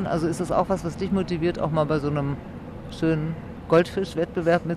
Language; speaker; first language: German; native; German